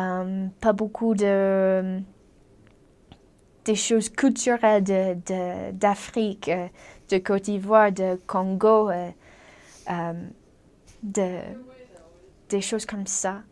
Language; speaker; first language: French; non-native, fluent; English